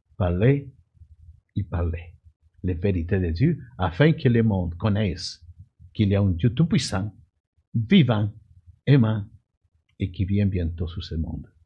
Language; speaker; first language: French; non-native, fluent; Spanish